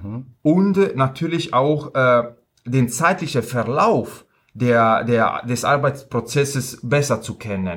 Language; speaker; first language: German; non-native, fluent; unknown